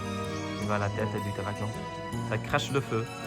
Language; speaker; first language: French; non-native, fluent; Vietnamese